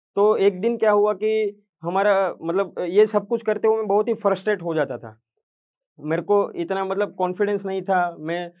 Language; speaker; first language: Hindi; non-native, local second language; Gujarati